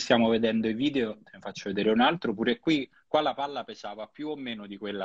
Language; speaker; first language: Italian; native; Italian